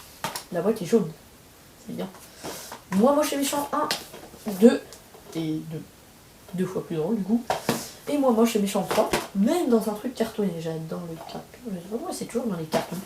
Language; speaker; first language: French; native; French